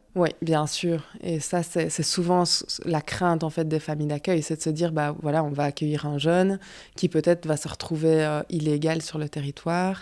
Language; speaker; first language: French; native; French